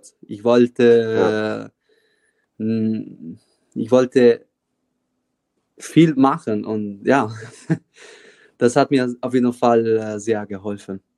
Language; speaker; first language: German; non-native, fluent; Italian